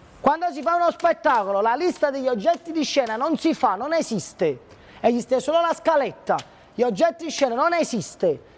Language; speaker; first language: Italian; native; Italian